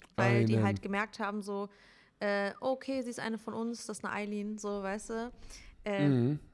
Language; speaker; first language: German; early bilingual, other home language; Turkish